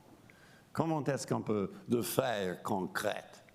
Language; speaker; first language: French; non-native, fluent; English